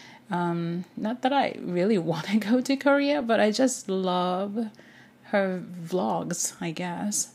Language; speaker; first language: English; non-native, fluent; Japanese